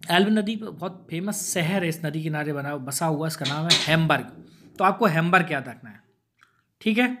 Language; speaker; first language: Hindi; native; Hindi